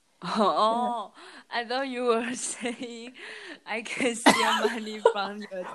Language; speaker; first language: English; non-native, learner; Chinese